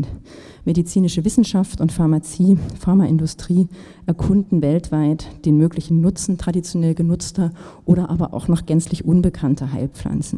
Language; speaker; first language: German; native; German